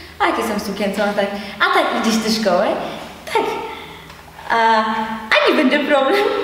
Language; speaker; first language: Polish; non-native, learner; Persian